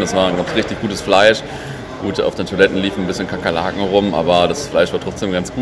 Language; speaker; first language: German; native; German